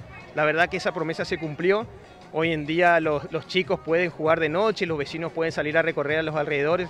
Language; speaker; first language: Spanish; native; Spanish